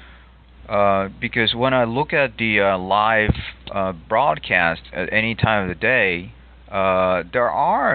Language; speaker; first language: English; non-native, fluent; Japanese